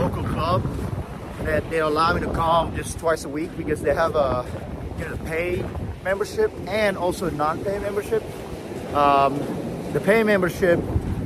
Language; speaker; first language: English; non-native, fluent; Indonesian